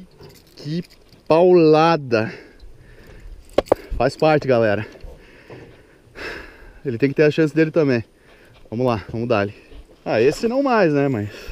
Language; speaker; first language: Portuguese; native; Portuguese